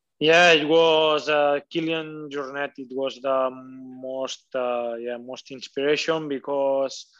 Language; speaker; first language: English; non-native, learner; Catalan